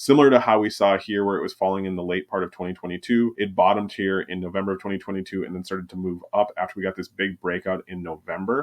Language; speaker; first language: English; native; English